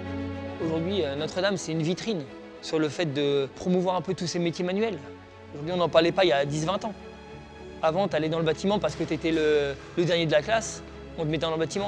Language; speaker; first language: French; native; French